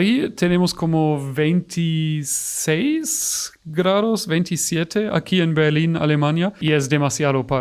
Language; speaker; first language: Spanish; non-native, fluent; German